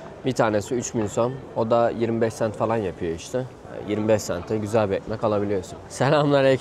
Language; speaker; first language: Turkish; native; Turkish